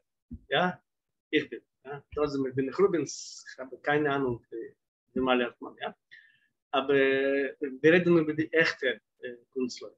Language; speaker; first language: German; non-native, fluent; Russian